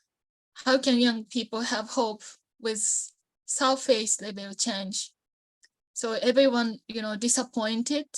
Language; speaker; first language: English; non-native, learner; Japanese